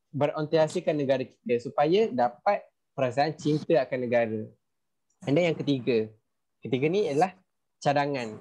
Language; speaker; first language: Malay; native; Malay